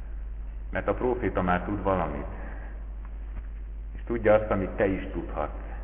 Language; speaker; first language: Hungarian; native; Hungarian